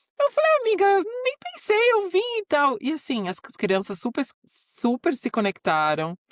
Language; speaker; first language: Portuguese; native; Portuguese